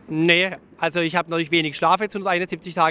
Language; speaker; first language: German; native; German